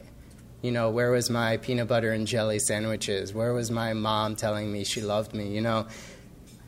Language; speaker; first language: English; native; English